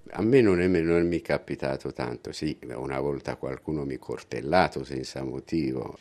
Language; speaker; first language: Italian; non-native, learner; Amharic